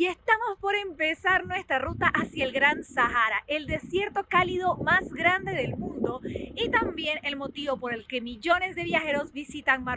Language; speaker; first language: Spanish; native; Spanish